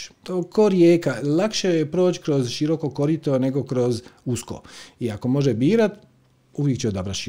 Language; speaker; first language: Croatian; native; Croatian